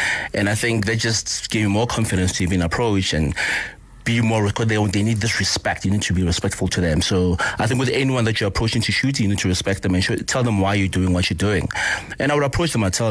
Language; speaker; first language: English; non-native, local second language; Northern Sotho